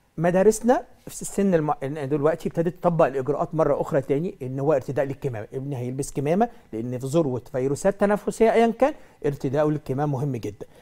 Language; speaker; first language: Egyptian Arabic; native; Egyptian Arabic